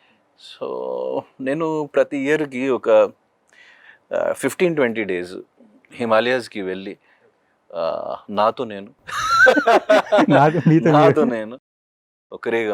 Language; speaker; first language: Telugu; non-native, local second language; Hindi